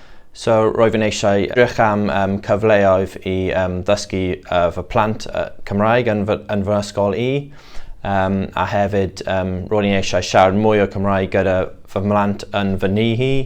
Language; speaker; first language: Welsh; non-native, local second language; English